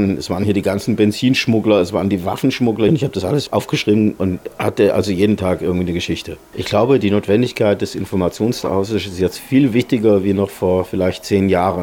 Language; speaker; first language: German; native; German